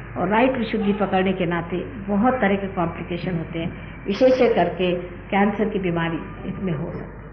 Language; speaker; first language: Hindi; non-native, local second language; Marathi